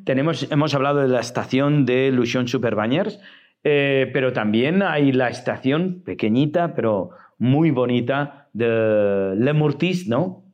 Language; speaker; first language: Spanish; native; Spanish